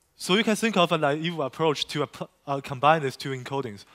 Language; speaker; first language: English; non-native, fluent; Chinese